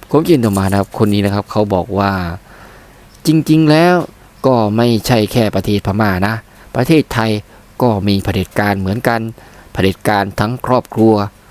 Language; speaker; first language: Thai; native; Thai